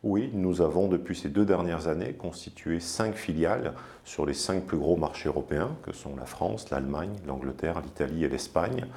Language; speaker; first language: French; native; French